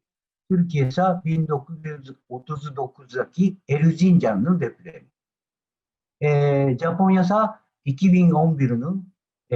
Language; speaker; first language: Turkish; non-native, learner; Japanese